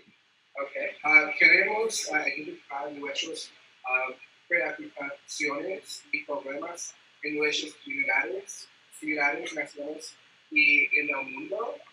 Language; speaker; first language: Spanish; non-native, learner; English